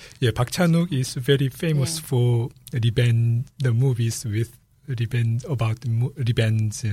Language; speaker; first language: English; non-native, fluent; Korean